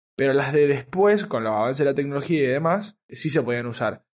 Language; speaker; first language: Spanish; native; Spanish